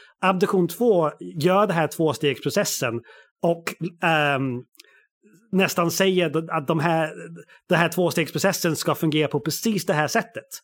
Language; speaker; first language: Swedish; non-native, fluent; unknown